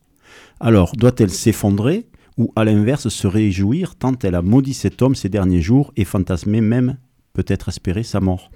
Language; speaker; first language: French; native; French